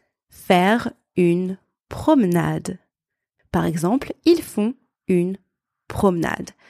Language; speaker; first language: French; native; French